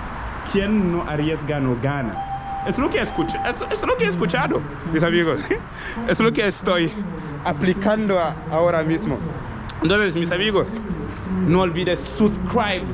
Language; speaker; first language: Spanish; non-native, learner; French